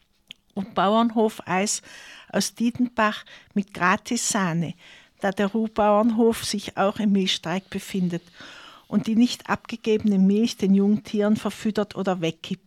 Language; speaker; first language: German; native; German